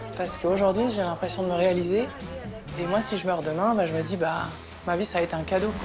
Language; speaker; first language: French; native; French